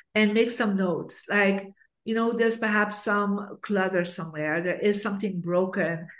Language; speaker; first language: English; non-native, fluent; Dutch